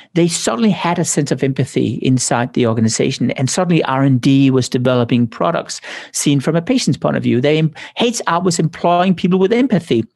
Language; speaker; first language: English; non-native, fluent; Danish